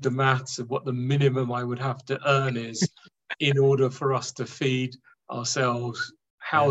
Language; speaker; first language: English; native; English